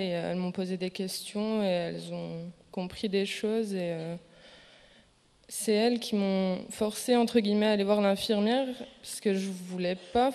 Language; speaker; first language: French; native; French